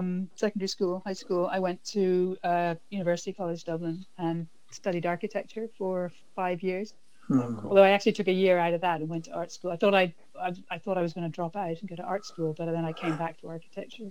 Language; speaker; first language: English; native; English